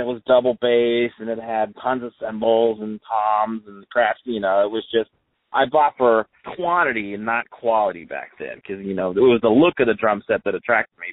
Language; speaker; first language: English; native; English